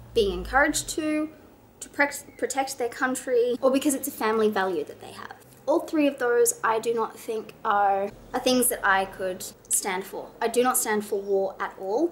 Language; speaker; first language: English; native; English